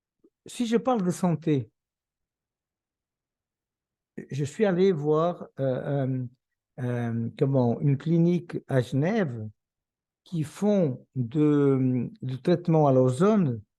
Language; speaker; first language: French; non-native, fluent; Portuguese